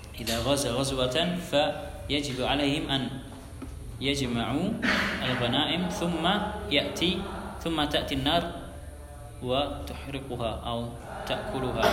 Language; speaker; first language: Arabic; non-native, fluent; Indonesian